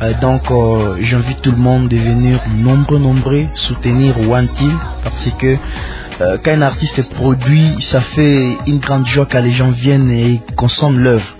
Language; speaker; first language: French; non-native, local second language; Nande